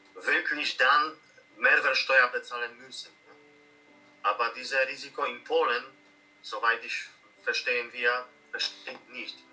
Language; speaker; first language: German; non-native, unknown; Polish